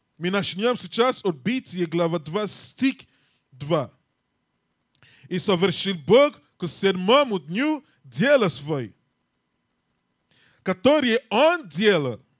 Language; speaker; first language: Russian; non-native, learner; English